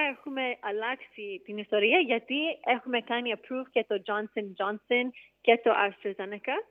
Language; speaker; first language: Greek; early bilingual, heritage; Greek